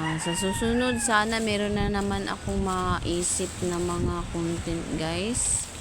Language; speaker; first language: Filipino; non-native, local second language; Cebuano